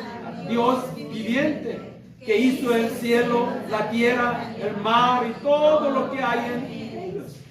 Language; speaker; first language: Spanish; non-native, fluent; Korean